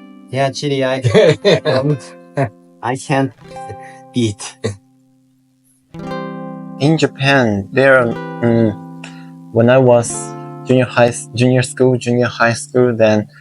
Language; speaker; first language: English; non-native, learner; Japanese